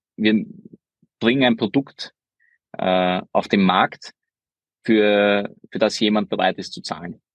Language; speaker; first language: German; early bilingual, other home language; Hungarian